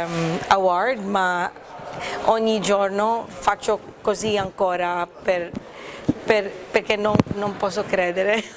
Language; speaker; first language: Italian; non-native, learner; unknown